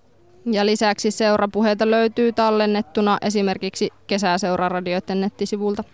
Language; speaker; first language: Finnish; native; Finnish